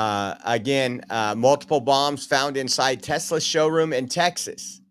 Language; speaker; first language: English; native; English